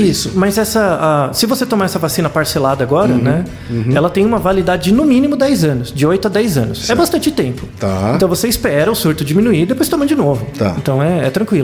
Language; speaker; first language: Portuguese; native; Portuguese